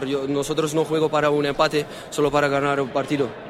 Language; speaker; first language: Spanish; non-native, learner; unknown